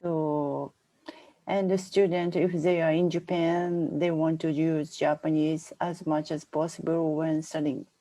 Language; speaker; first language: English; non-native, fluent; Japanese